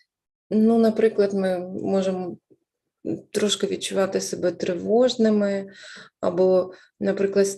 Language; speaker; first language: Ukrainian; native; Ukrainian